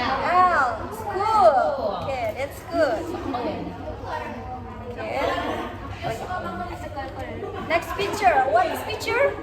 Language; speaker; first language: English; non-native, learner; Indonesian